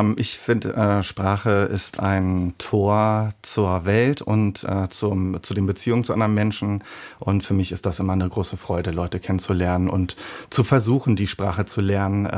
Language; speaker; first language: German; native; German